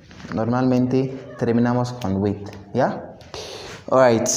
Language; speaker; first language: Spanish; non-native, fluent; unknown